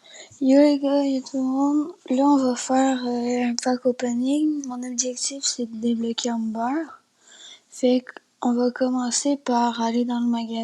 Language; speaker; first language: French; native; French